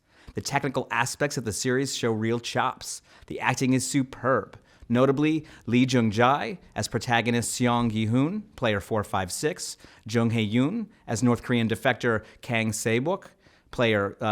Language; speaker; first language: English; native; English